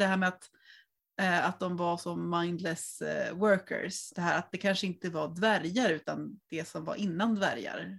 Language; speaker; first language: Swedish; native; Swedish